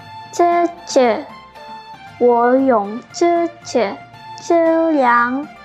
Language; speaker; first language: Chinese; non-native, learner; Indonesian